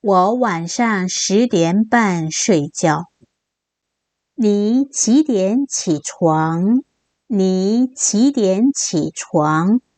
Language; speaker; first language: Chinese; non-native, fluent; Korean